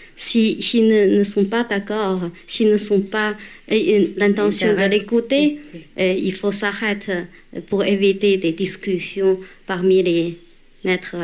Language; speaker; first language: French; non-native, fluent; Chinese